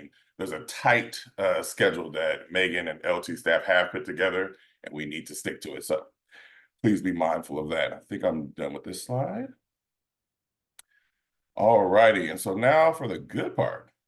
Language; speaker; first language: English; native; English